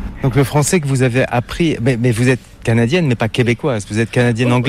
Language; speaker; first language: French; native; French